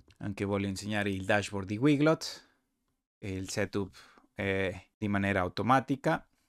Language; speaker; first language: Italian; non-native, learner; Spanish